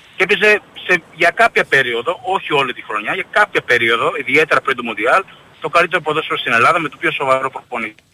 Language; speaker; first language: Greek; native; Greek